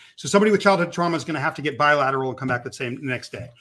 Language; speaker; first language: English; native; English